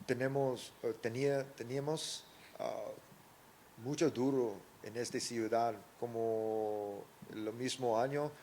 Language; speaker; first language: Spanish; early bilingual, heritage; English